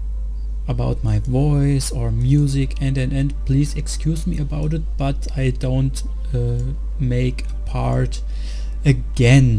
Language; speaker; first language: English; non-native, learner; German